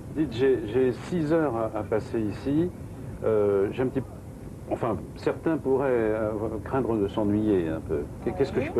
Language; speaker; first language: French; native; French